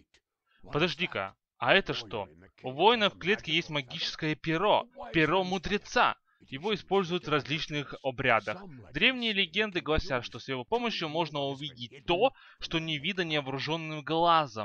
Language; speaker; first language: Russian; native; Russian